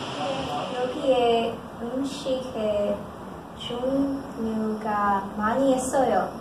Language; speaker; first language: Korean; non-native, learner; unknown